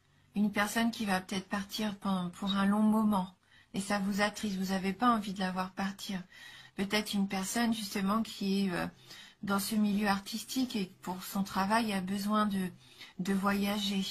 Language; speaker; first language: French; native; French